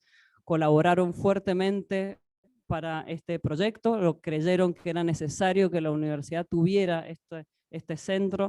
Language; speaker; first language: Spanish; native; Spanish